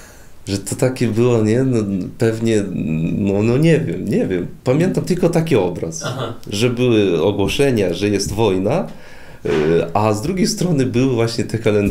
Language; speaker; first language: Polish; non-native, fluent; Russian